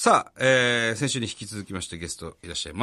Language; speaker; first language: Japanese; native; Japanese